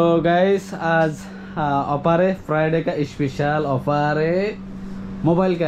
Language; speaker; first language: Hindi; non-native, learner; Bangla